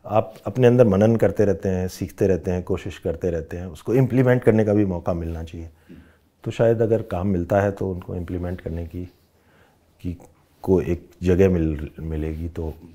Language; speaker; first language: Hindi; non-native, local second language; Rajasthani